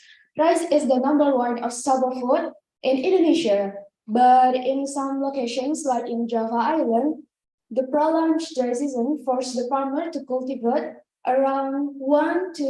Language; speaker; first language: English; non-native, fluent; Indonesian